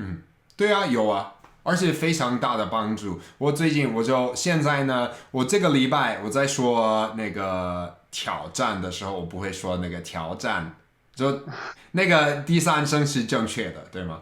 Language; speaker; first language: Chinese; non-native, fluent; English